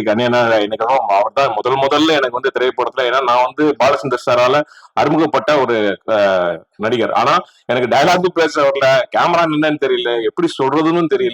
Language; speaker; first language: Tamil; native; Tamil